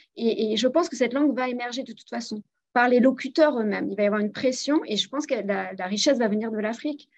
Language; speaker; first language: French; native; French